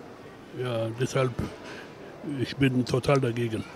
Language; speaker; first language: German; non-native, learner; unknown